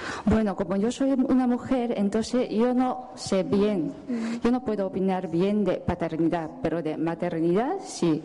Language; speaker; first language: Spanish; non-native, fluent; Japanese